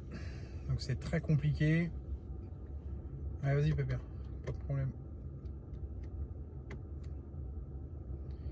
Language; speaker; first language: French; native; French